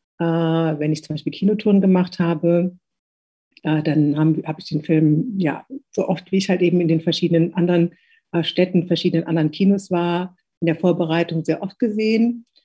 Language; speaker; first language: German; early bilingual, other home language; Tigrinya